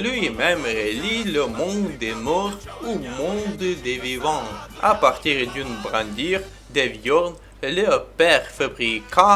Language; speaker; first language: French; non-native, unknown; Ukrainian